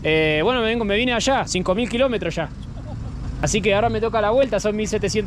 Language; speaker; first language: Spanish; native; Spanish